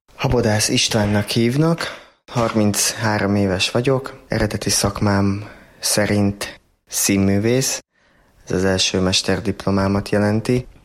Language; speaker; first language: Hungarian; native; Hungarian